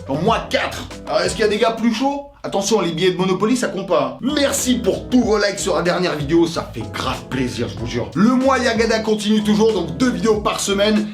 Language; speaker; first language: French; early bilingual, other home language; Russian